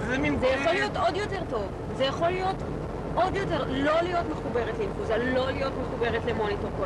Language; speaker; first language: Hebrew; native; Hebrew